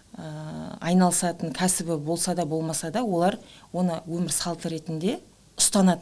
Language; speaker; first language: Kazakh; native; Kazakh